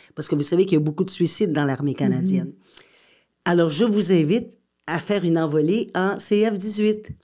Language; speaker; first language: French; native; French